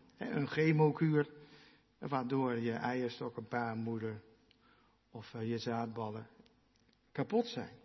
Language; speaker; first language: Dutch; non-native, local second language; Western Frisian